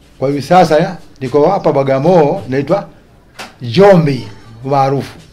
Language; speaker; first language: Swahili; native; Swahili